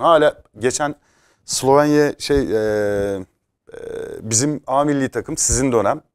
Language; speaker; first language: Turkish; native; Turkish